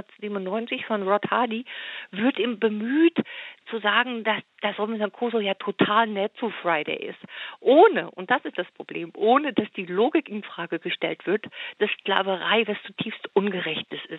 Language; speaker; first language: German; native; German